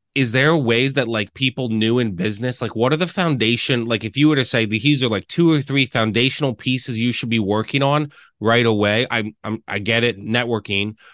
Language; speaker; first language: English; native; English